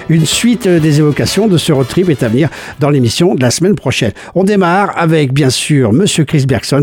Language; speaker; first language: French; native; French